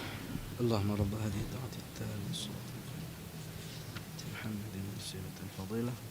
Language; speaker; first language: Arabic; non-native, fluent; Indonesian